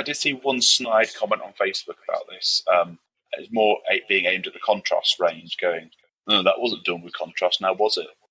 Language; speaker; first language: English; native; English